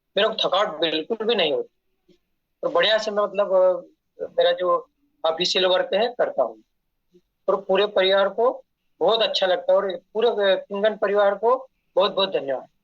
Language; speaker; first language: Hindi; native; Hindi